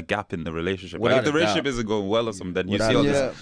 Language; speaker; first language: English; native; English